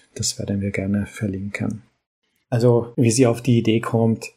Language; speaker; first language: German; early bilingual, other home language; Hungarian